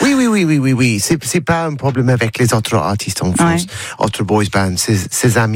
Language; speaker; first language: French; non-native, learner; English